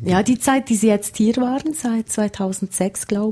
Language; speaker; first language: German; native; German